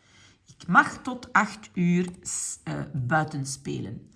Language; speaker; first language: Dutch; non-native, local second language; French